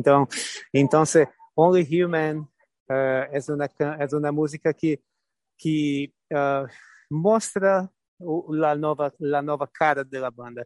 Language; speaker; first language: Portuguese; non-native, fluent; English